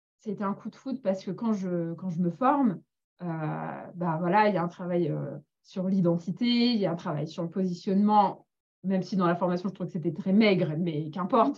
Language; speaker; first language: French; native; French